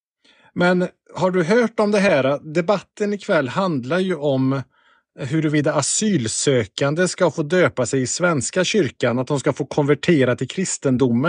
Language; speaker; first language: Swedish; native; Swedish